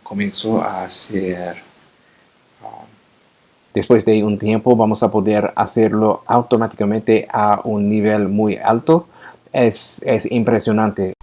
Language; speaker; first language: Spanish; non-native, learner; English